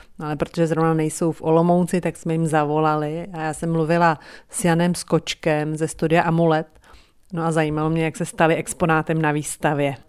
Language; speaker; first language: Czech; native; Czech